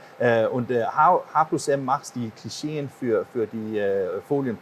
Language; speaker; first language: German; non-native, learner; English